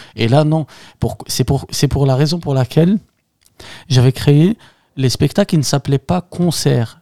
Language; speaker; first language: French; non-native, local second language; Arabic